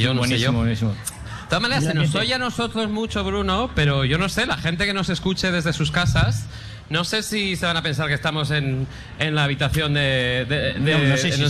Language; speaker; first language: Spanish; native; Spanish